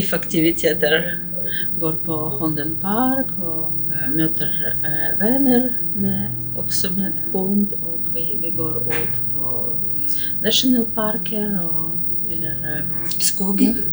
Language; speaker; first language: Swedish; non-native, fluent; Russian